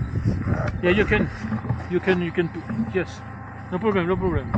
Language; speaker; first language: English; non-native, learner; French